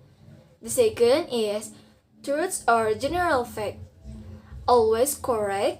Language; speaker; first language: English; non-native, learner; Indonesian